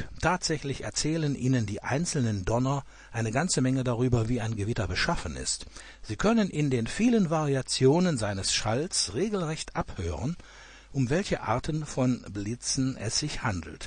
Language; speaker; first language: German; native; German